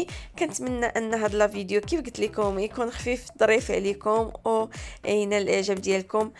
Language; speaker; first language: Arabic; native; Arabic